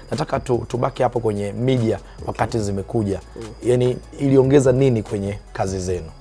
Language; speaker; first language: Swahili; native; Swahili